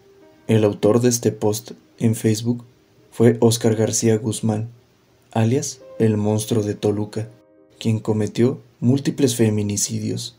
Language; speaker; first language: Spanish; native; Spanish